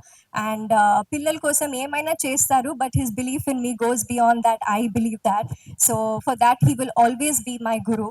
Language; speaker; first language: Telugu; non-native, local second language; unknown